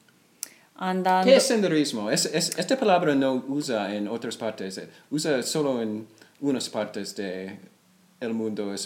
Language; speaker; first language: Spanish; non-native, learner; English